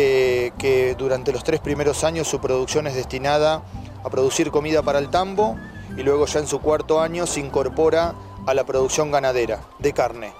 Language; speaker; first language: Spanish; native; Spanish